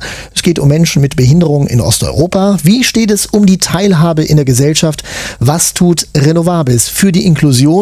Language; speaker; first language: German; native; German